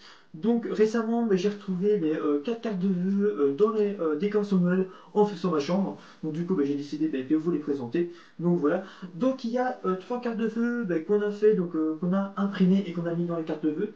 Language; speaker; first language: French; native; French